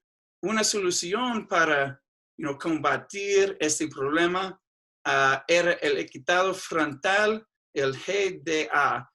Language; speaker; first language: Spanish; non-native, fluent; English